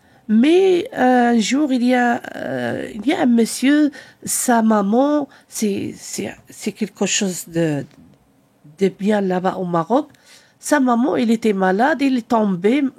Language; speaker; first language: French; non-native, learner; Arabic